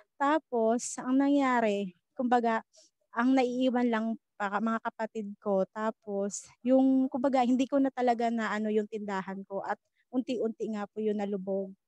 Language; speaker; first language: Filipino; non-native, local second language; Bikol